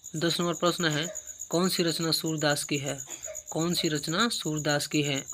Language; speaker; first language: Hindi; native; Hindi